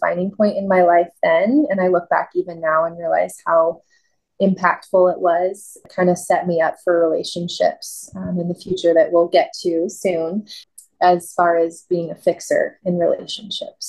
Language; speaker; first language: English; native; English